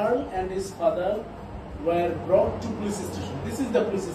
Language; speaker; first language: English; non-native, fluent; Bangla